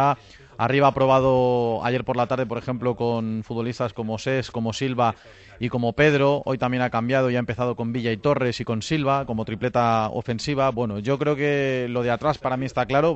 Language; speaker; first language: Spanish; native; Spanish